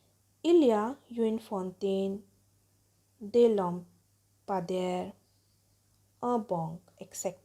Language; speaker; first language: French; non-native, fluent; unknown